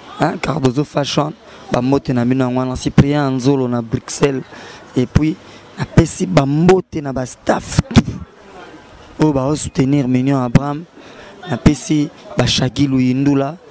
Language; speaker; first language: Lingala; native; Lingala